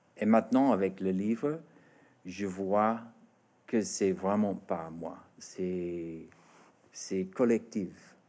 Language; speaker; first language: French; non-native, fluent; English